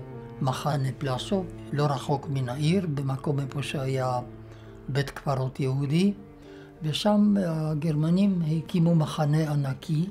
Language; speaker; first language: Hebrew; non-native, fluent; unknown